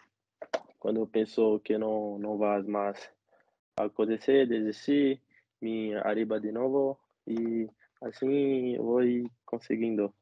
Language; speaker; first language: Spanish; non-native, learner; Portuguese